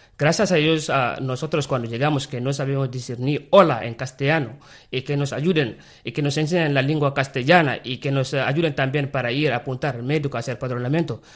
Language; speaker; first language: Spanish; non-native, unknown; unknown